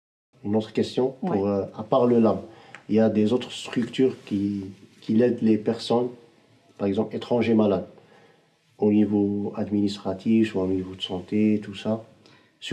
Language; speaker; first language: French; non-native, fluent; Arabic